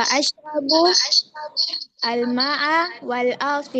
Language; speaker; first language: Arabic; non-native, learner; Indonesian